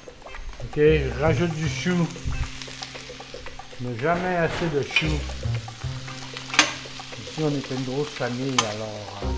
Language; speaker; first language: French; non-native, fluent; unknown